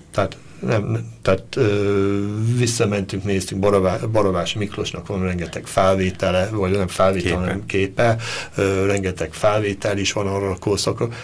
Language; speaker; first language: Hungarian; early bilingual, heritage; Hungarian